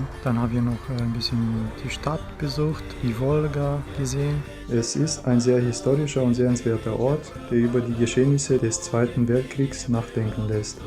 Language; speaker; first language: German; non-native, fluent; Romanian